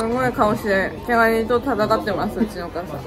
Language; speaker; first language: Japanese; native; Japanese